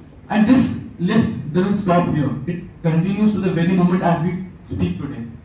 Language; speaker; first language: English; non-native, local second language; Hindi